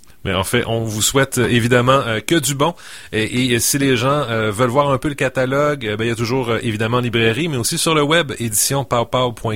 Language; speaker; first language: French; native; French